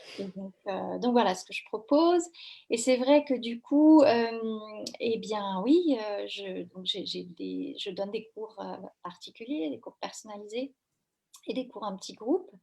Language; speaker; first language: French; native; French